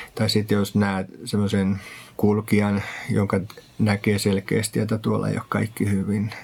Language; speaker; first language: Finnish; native; Finnish